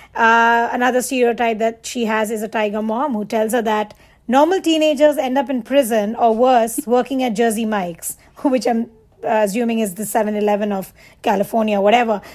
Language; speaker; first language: English; non-native, local second language; Bangla